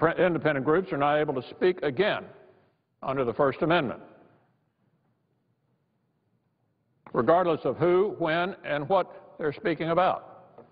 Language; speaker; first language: English; native; English